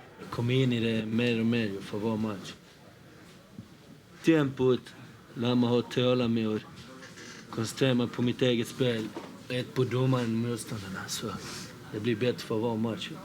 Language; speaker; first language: Swedish; early bilingual, other home language; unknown